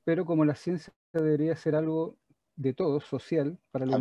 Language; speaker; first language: Spanish; native; Spanish